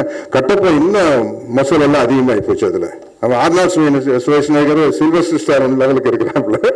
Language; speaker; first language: Tamil; native; Tamil